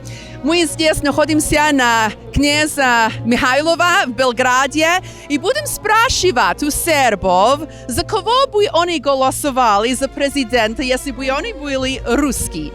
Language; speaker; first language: Russian; non-native, fluent; Serbian